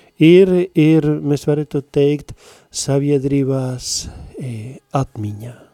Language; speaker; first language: Latvian; non-native, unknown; Spanish